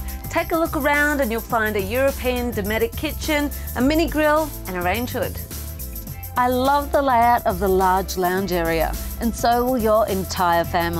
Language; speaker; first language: English; native; English